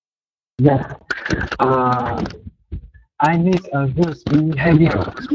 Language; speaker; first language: English; non-native, learner; Vietnamese